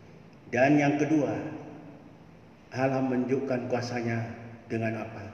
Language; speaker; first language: Malay; native; Malay